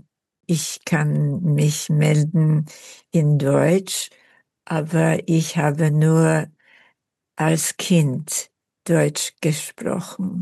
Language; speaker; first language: German; early bilingual, heritage; German